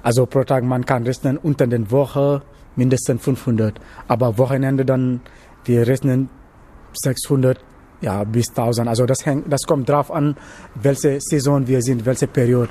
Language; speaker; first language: German; non-native, learner; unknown